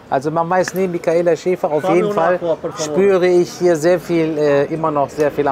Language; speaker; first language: German; native; German